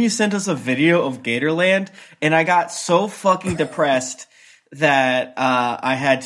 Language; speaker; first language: English; native; English